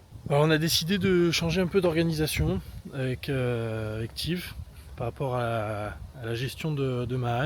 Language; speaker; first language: French; native; French